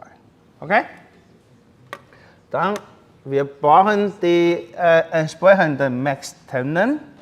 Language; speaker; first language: German; non-native, learner; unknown